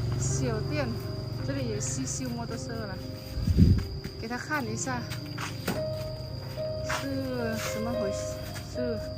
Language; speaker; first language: Chinese; non-native, learner; Lao